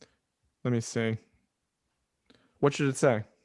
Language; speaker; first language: English; native; English